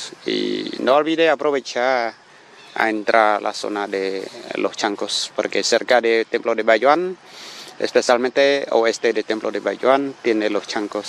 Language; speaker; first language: Spanish; non-native, learner; Khmer